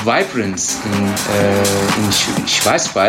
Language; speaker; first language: German; non-native, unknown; Turkish